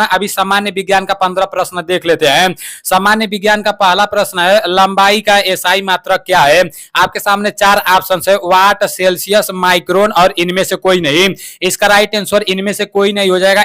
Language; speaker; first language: Hindi; native; Hindi